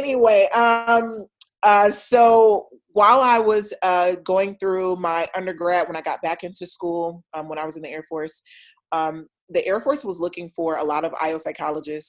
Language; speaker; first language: English; native; English